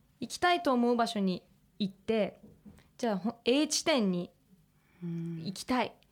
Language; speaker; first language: Japanese; native; Japanese